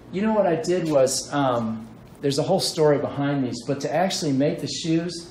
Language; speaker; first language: English; native; English